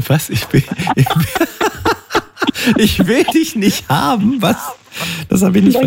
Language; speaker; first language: German; native; German